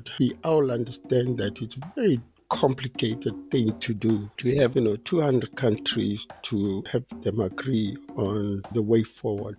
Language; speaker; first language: English; non-native, local second language; Tswana